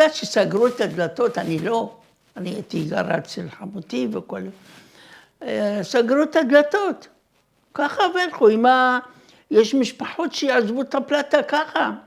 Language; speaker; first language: Hebrew; non-native, fluent; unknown